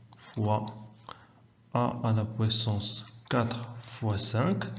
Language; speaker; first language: French; non-native, local second language; Arabic